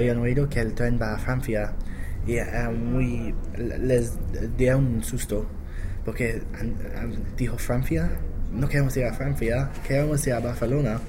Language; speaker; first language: Spanish; non-native, learner; English